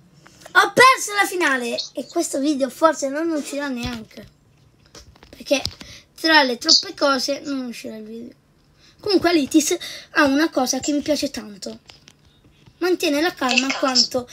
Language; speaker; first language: Italian; native; Italian